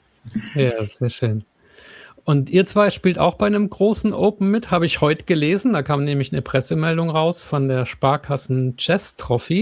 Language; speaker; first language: German; native; German